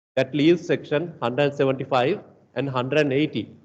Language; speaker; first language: English; non-native, local second language; Sinhala